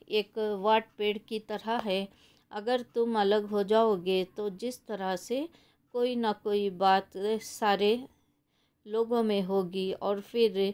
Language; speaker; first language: Hindi; non-native, local second language; Kannada